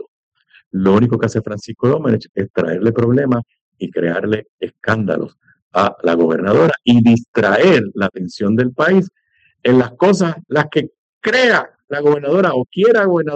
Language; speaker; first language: Spanish; native; Spanish